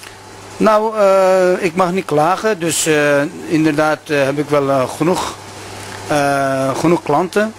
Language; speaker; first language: Dutch; non-native, local second language; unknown